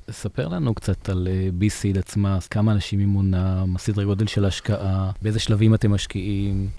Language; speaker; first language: Hebrew; native; Hebrew